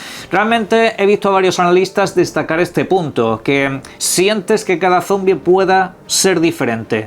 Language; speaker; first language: Spanish; native; Spanish